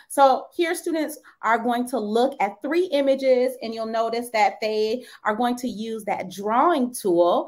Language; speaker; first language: English; native; English